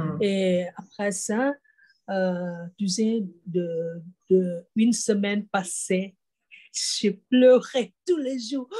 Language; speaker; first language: French; non-native, fluent; Thai